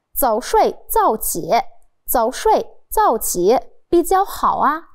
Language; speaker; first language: Chinese; non-native, fluent; Arabic